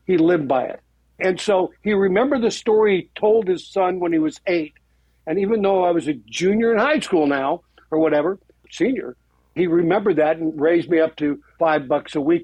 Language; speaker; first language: English; native; English